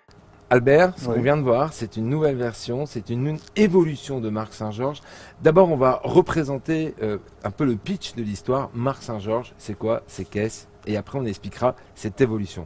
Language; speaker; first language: French; native; French